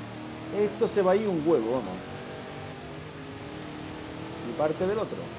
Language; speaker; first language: Spanish; native; Spanish